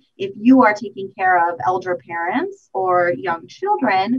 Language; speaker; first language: English; native; English